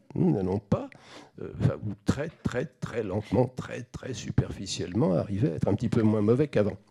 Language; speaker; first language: French; native; French